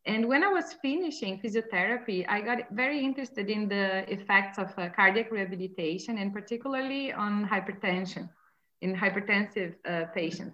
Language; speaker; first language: English; non-native, fluent; Portuguese